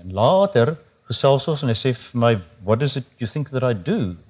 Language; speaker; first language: English; non-native, local second language; Afrikaans